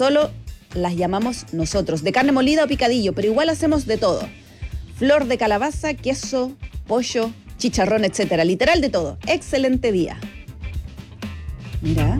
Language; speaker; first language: Spanish; native; Spanish